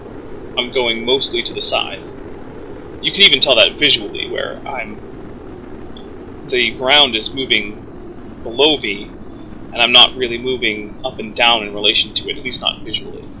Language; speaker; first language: English; native; English